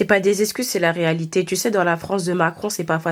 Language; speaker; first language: French; native; French